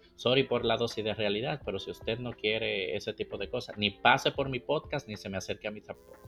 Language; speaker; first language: Spanish; native; Spanish